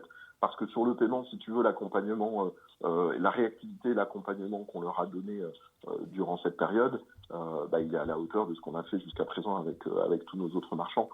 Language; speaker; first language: French; native; French